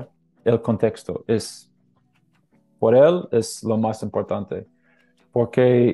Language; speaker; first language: Spanish; non-native, learner; English